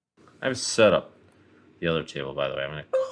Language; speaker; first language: English; native; English